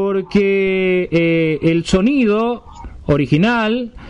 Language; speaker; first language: Spanish; native; Spanish